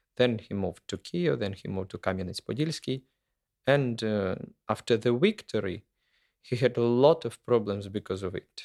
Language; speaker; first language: English; non-native, fluent; Ukrainian